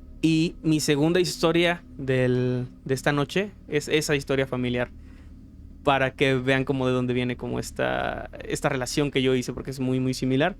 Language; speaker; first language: Spanish; native; Spanish